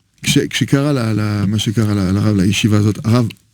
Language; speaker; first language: Hebrew; non-native, fluent; French